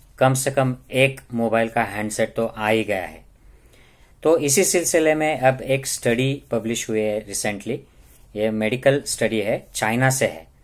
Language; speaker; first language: Hindi; non-native, local second language; Marathi